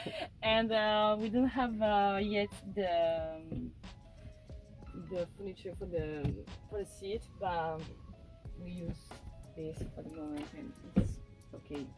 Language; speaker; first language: English; non-native, learner; French